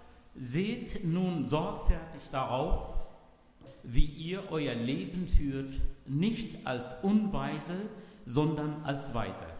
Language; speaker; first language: German; non-native, fluent; Arabic